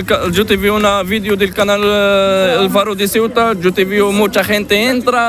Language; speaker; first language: Spanish; non-native, learner; Arabic